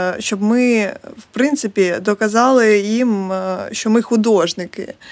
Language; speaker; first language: Ukrainian; native; Ukrainian